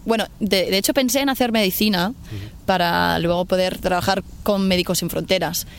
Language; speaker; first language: Spanish; non-native, fluent; English